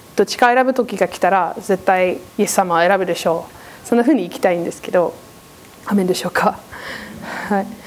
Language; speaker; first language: Japanese; non-native, fluent; English